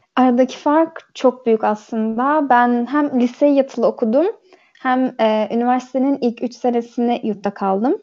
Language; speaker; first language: Turkish; early bilingual, heritage; Turkish